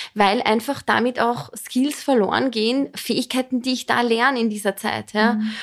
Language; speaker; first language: German; non-native, fluent; Serbian